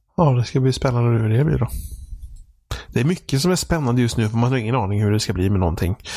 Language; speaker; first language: Swedish; native; Swedish